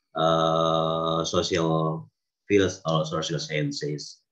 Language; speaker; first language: English; non-native, fluent; Indonesian